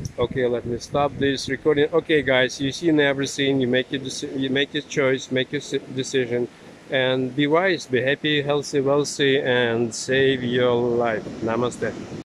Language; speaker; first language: English; non-native, fluent; Russian